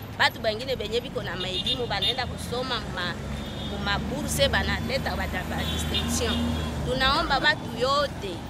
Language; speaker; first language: Swahili; native; Swahili